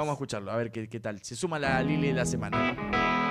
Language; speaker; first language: Spanish; native; Spanish